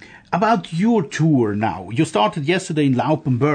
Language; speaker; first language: English; non-native, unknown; German